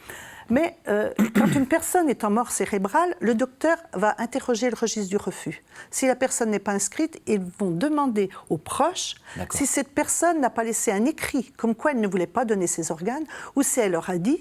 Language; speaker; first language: French; native; French